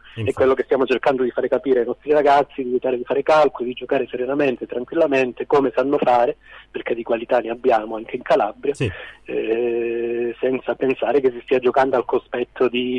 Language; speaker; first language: Italian; native; Italian